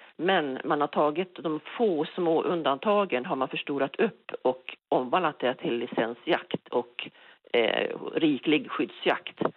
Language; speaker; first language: Swedish; native; Swedish